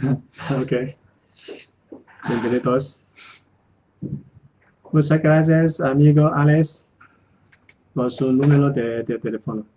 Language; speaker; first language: Spanish; non-native, learner; Chinese